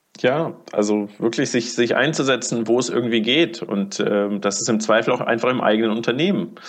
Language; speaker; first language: German; early bilingual, other home language; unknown